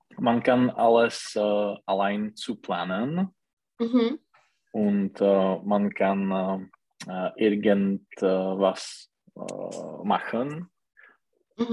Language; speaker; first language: German; non-native, learner; Czech